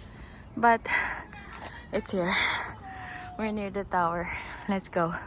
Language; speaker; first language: English; non-native, local second language; Filipino